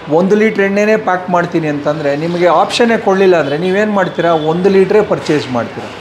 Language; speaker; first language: Kannada; native; Kannada